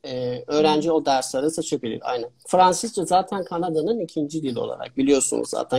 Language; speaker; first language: Turkish; non-native, fluent; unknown